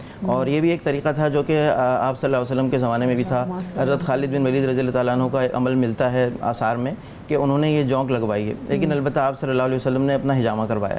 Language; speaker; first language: Urdu; native; Urdu